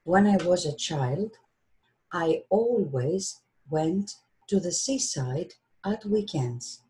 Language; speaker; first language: English; non-native, fluent; Greek